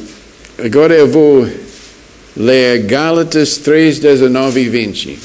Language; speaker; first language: Portuguese; non-native, fluent; English